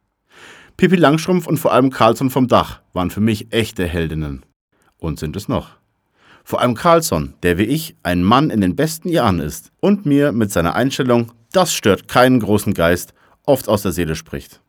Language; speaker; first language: German; native; German